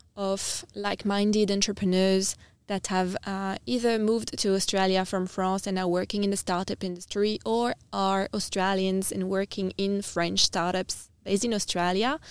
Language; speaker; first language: English; non-native, fluent; French